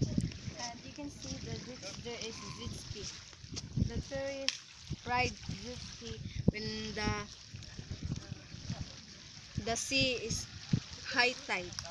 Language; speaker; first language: English; non-native, learner; Cebuano